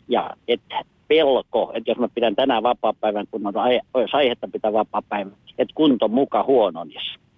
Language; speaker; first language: Finnish; native; Finnish